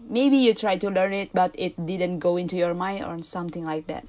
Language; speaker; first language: English; early bilingual, other home language; Indonesian